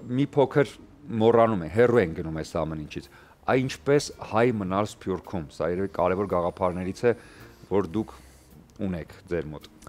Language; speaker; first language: Armenian; native; Armenian